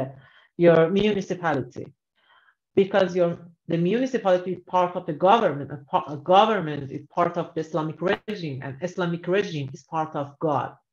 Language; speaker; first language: English; non-native, learner; Persian